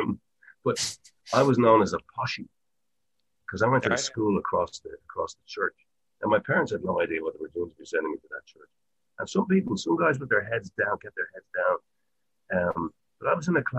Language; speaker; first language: English; native; English